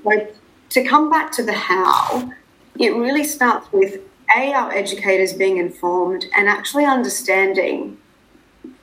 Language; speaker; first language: English; native; English